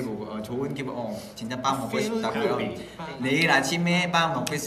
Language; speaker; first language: Korean; non-native, fluent; Vietnamese